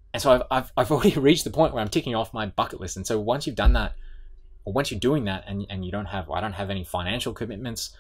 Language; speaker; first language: English; native; English